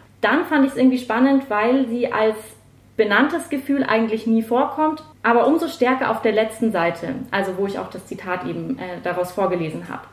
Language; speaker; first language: German; native; German